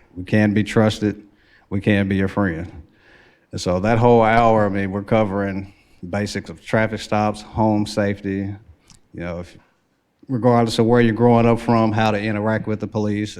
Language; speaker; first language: English; native; English